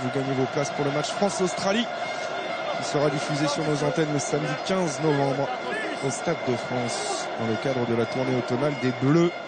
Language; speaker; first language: French; native; French